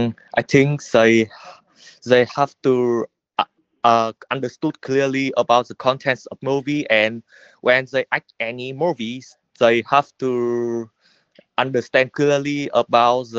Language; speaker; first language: English; non-native, learner; Vietnamese